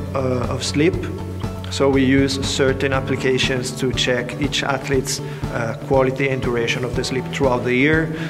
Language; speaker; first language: English; non-native, fluent; Italian